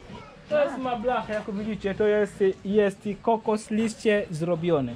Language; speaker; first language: Polish; non-native, learner; Swahili